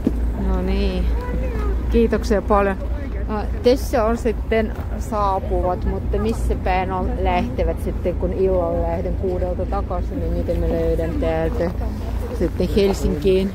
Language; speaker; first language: Finnish; non-native, fluent; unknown